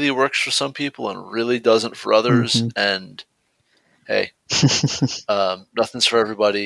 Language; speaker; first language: English; native; English